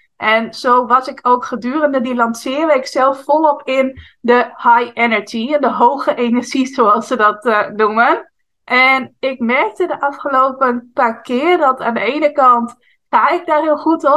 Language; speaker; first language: Dutch; native; Dutch